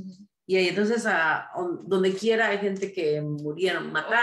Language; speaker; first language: Spanish; early bilingual, heritage; Spanish